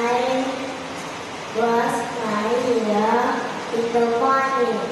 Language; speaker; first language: English; non-native, learner; Vietnamese